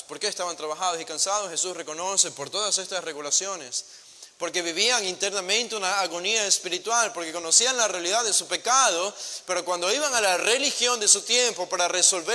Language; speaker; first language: Spanish; native; Spanish